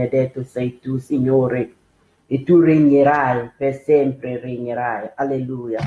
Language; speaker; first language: Italian; non-native, fluent; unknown